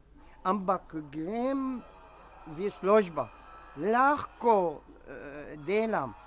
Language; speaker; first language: Slovenian; non-native, learner; Arabic